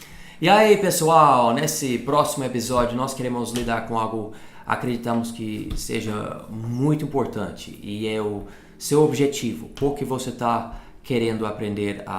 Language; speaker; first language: Portuguese; non-native, fluent; English